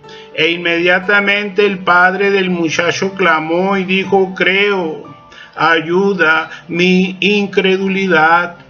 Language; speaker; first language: Spanish; native; Spanish